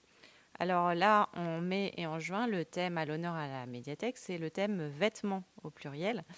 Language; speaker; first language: French; native; French